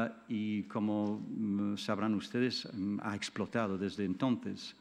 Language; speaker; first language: Spanish; non-native, fluent; English